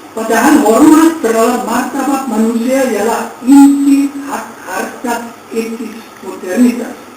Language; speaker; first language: Indonesian; non-native, fluent; German